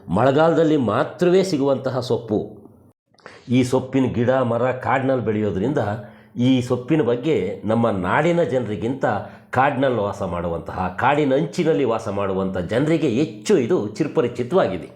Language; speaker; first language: Kannada; native; Kannada